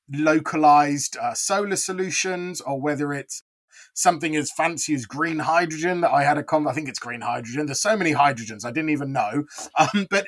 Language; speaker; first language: English; native; English